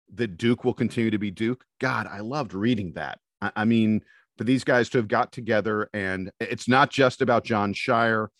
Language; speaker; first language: English; native; English